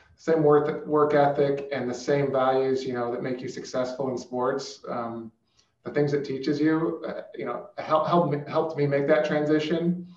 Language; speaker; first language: English; native; English